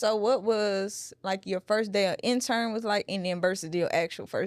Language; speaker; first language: English; native; English